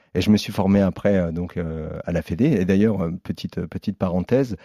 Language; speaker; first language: French; native; French